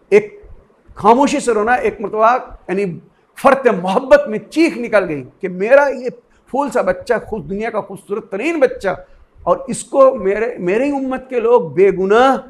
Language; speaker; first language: Hindi; native; Hindi